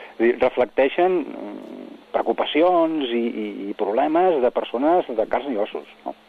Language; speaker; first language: Catalan; non-native, local second language; Spanish